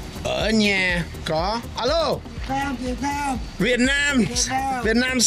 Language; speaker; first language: Vietnamese; non-native, fluent; English